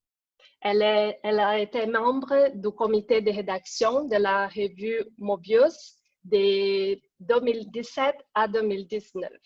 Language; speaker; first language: French; non-native, fluent; Portuguese